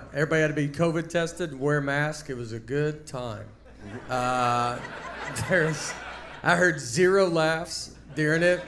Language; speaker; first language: English; native; English